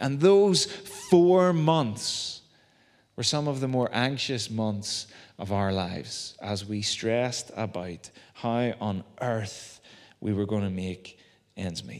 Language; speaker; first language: English; native; English